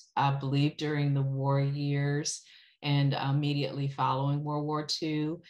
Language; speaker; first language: English; native; English